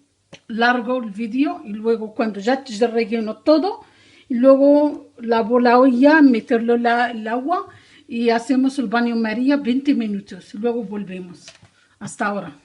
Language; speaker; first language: Spanish; non-native, learner; Arabic